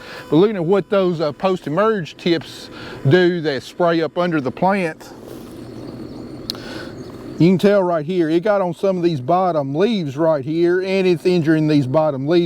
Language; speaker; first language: English; native; English